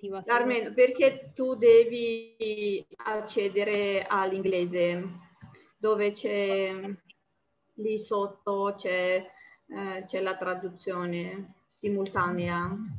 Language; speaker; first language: Italian; non-native, fluent; Armenian